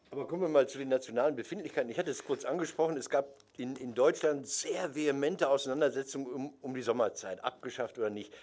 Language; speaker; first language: German; native; German